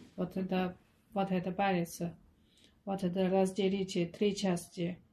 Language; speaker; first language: Russian; non-native, learner; Chinese